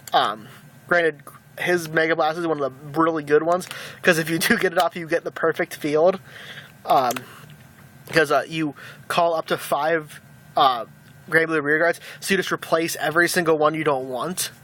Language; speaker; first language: English; native; English